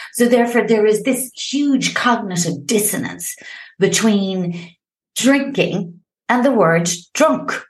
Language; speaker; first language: English; native; English